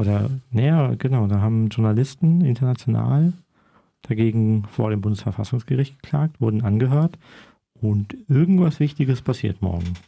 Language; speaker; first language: German; native; German